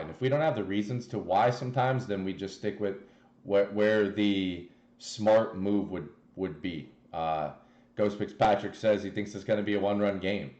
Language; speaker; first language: English; native; English